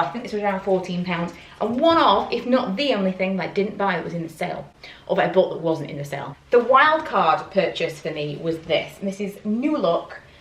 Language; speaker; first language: English; native; English